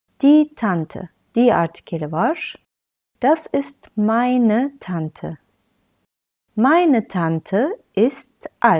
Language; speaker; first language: German; non-native, fluent; Turkish